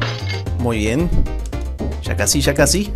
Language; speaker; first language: Spanish; native; Spanish